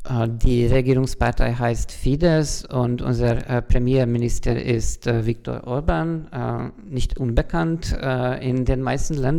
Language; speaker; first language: German; non-native, fluent; Hungarian